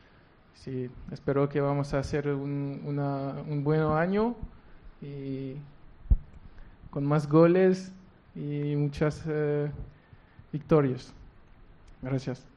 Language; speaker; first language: Spanish; non-native, learner; French